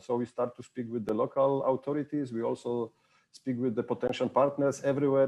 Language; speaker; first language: English; non-native, fluent; Polish